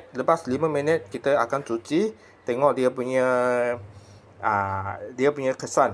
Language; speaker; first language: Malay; non-native, local second language; Chinese